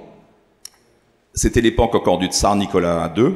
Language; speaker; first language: French; native; French